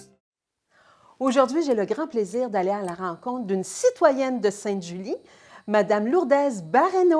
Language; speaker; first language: French; native; French